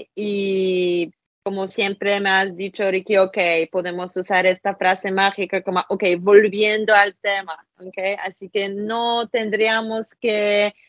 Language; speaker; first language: Spanish; non-native, fluent; Polish